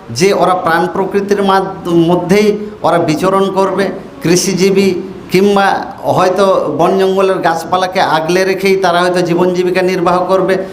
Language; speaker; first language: Bangla; non-native, local second language; Santali